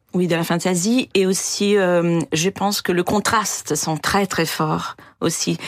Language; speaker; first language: French; non-native, fluent; Italian